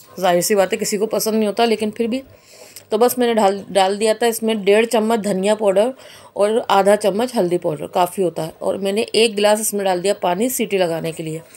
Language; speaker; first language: Hindi; native; Hindi